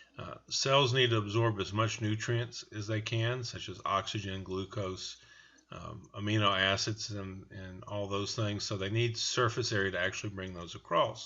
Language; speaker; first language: English; native; English